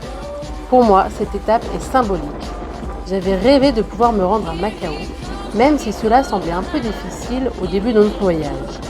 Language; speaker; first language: French; native; French